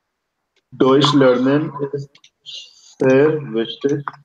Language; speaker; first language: German; non-native, learner; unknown